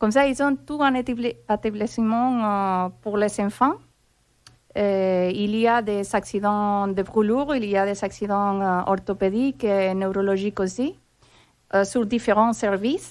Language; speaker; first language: French; non-native, fluent; Spanish